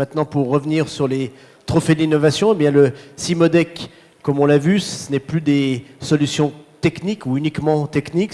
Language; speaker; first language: French; native; French